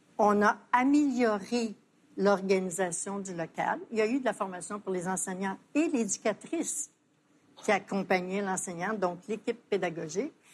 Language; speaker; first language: French; native; French